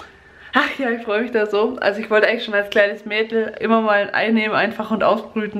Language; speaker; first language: German; native; German